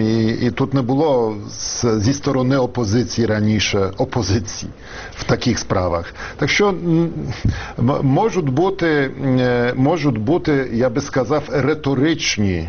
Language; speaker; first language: Ukrainian; non-native, fluent; Polish